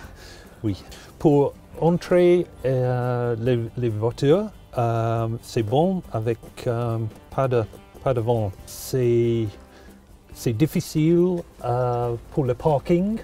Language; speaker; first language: French; non-native, learner; English